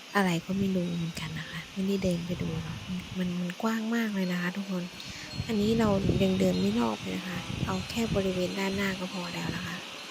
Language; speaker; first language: Thai; native; Thai